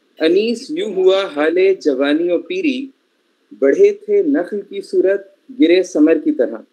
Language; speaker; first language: Urdu; native; Urdu